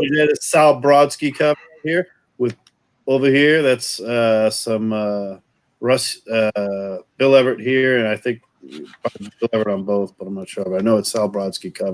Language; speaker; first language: English; native; English